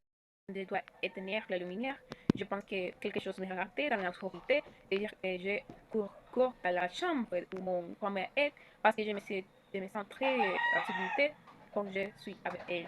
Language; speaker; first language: French; non-native, learner; Spanish